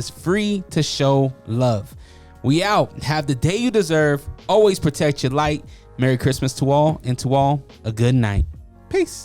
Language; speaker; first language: English; native; English